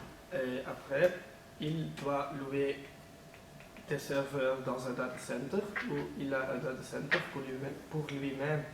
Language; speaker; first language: French; non-native, learner; Dutch